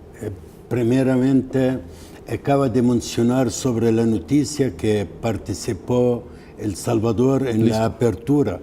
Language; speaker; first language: Spanish; non-native, fluent; Arabic